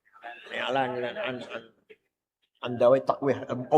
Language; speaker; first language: Arabic; non-native, learner; Indonesian